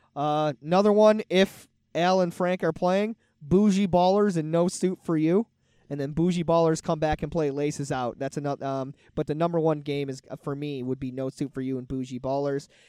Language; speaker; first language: English; native; English